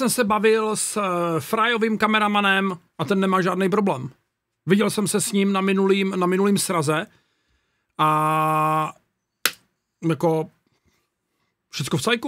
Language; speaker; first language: Czech; native; Czech